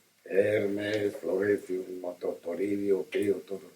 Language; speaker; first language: Spanish; native; Spanish